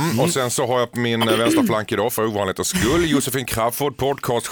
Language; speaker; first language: Swedish; native; Swedish